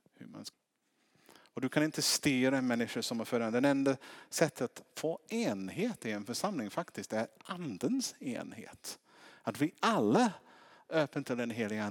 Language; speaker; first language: Swedish; non-native, fluent; English